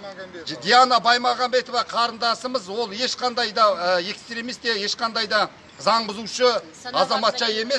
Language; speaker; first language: Kazakh; native; Kazakh